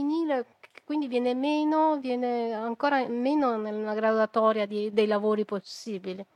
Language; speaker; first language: Italian; native; Italian